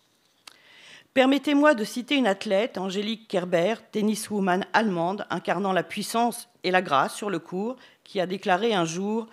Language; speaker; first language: French; native; French